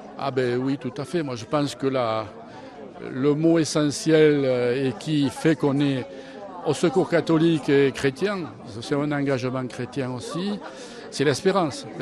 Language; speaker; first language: French; native; French